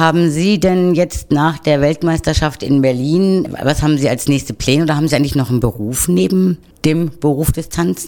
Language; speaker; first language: German; native; German